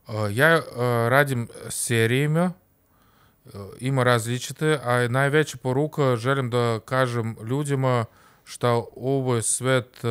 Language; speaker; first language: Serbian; non-native, learner; Russian